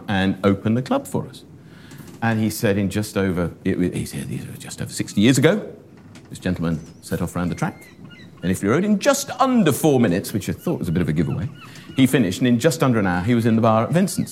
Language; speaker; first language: English; native; English